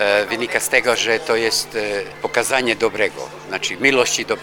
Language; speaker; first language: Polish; non-native, learner; Croatian